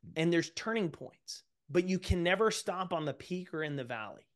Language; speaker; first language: English; native; English